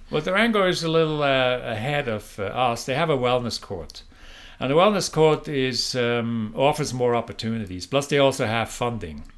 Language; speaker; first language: English; non-native, fluent; German